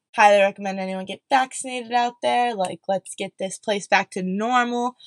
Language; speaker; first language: English; native; English